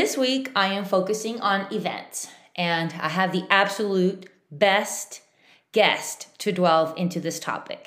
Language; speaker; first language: English; non-native, fluent; Spanish